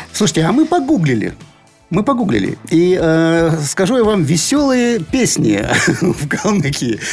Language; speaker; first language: Russian; native; Russian